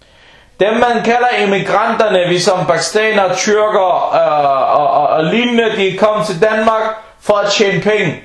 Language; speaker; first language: Danish; early bilingual, other home language; Urdu